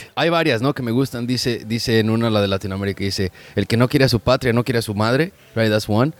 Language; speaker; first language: Spanish; early bilingual, heritage; Spanish